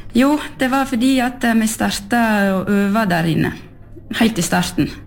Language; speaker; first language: Norwegian; early bilingual, heritage; French